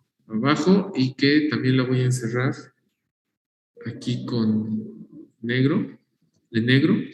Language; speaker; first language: Spanish; native; Spanish